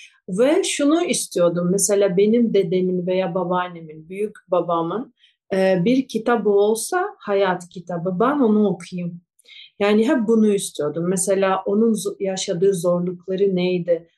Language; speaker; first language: Turkish; non-native, fluent; Russian